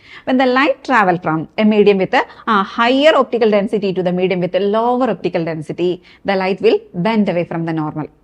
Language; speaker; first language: English; non-native, local second language; Malayalam